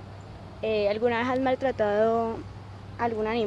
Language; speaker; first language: Spanish; native; Spanish